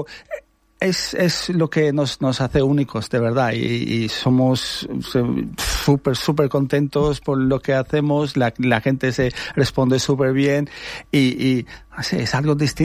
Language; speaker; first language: Spanish; non-native, fluent; Albanian